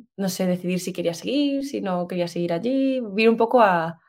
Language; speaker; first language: Spanish; native; Spanish